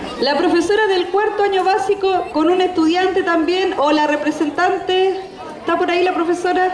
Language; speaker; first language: Spanish; native; Spanish